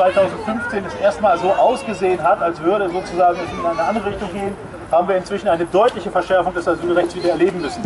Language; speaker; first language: German; native; German